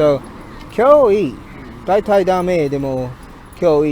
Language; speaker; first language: Japanese; non-native, learner; English